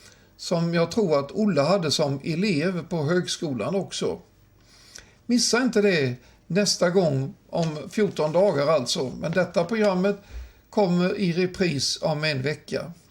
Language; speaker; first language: Swedish; native; Swedish